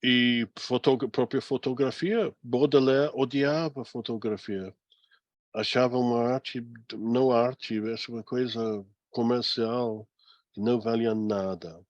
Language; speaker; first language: Portuguese; non-native, fluent; English